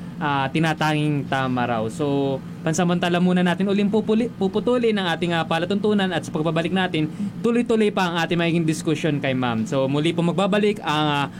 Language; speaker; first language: Filipino; native; Filipino